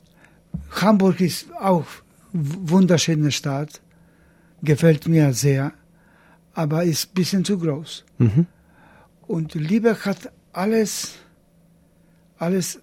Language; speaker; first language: German; non-native, learner; Polish